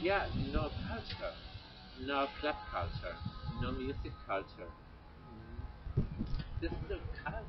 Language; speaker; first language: English; non-native, learner; Spanish